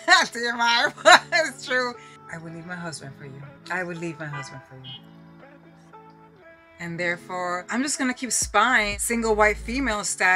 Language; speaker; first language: English; early bilingual, other home language; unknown